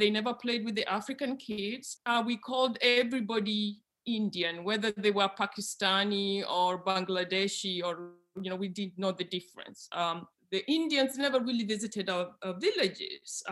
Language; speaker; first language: English; non-native, local second language; Luyia